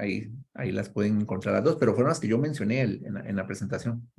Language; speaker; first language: Spanish; native; Spanish